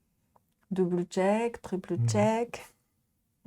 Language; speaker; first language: French; non-native, fluent; Japanese